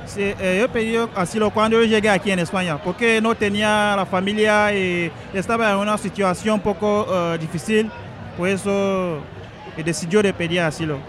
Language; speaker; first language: Spanish; non-native, local second language; French